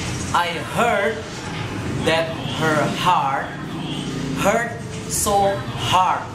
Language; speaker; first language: English; non-native, learner; Indonesian